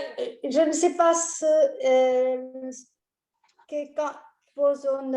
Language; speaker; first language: French; non-native, fluent; Portuguese